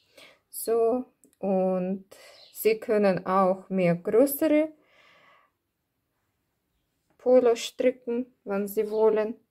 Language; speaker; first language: German; non-native, learner; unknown